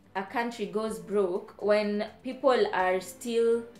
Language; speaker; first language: English; non-native, local second language; Kamba